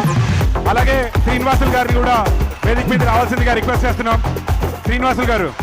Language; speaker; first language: Telugu; native; Telugu